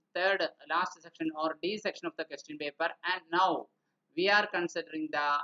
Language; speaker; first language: English; non-native, local second language; Malayalam